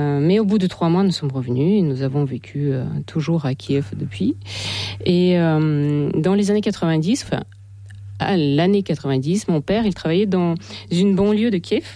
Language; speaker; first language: French; non-native, fluent; Ukrainian